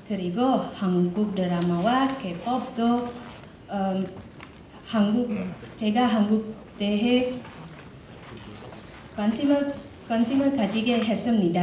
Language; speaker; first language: Korean; non-native, learner; Indonesian